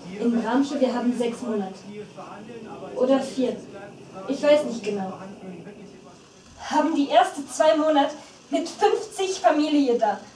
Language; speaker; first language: German; non-native, learner; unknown